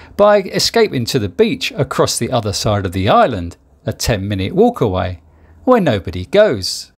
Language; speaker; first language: English; native; English